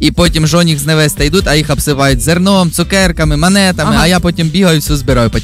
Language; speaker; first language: Ukrainian; native; Ukrainian